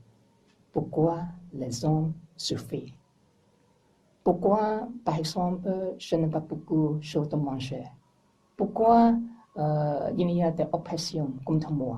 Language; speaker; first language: French; non-native, learner; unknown